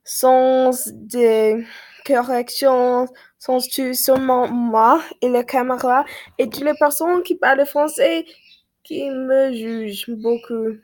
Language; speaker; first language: French; non-native, learner; English